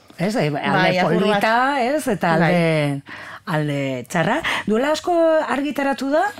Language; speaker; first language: Basque; native; Basque